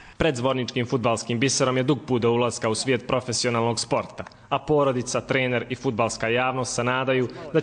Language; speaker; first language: Serbian; native; Serbian